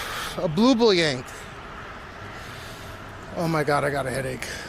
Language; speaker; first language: English; native; English